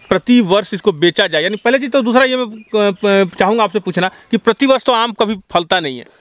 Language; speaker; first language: Hindi; native; Hindi